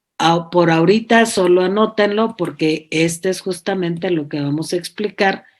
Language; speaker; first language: Spanish; native; Spanish